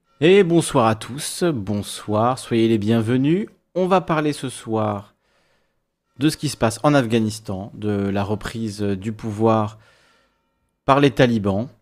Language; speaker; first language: French; native; French